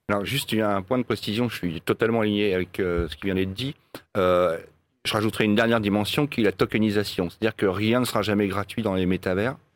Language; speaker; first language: French; native; French